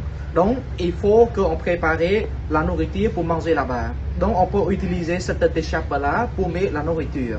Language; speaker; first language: French; non-native, fluent; Khmer